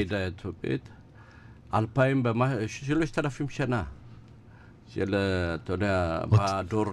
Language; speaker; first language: Hebrew; non-native, learner; Amharic